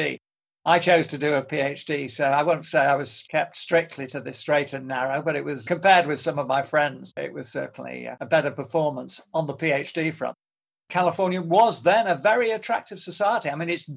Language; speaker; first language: English; native; English